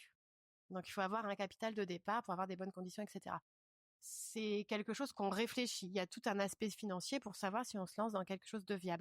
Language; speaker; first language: French; native; French